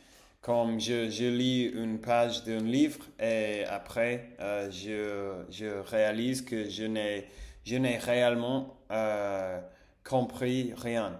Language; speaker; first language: French; non-native, fluent; Spanish